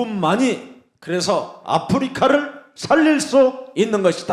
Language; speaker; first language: Korean; native; Korean